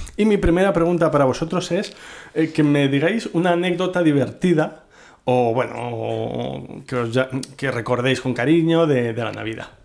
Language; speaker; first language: Spanish; native; Spanish